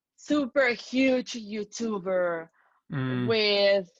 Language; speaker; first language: English; non-native, fluent; Spanish